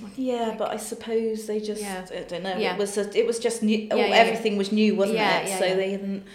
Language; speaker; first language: English; native; English